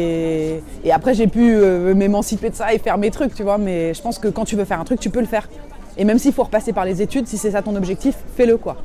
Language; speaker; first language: French; native; French